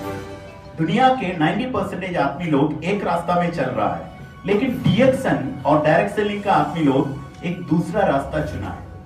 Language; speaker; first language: Hindi; non-native, fluent; Bangla